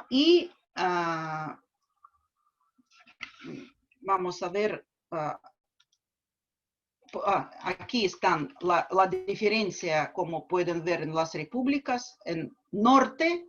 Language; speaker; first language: Spanish; non-native, fluent; Russian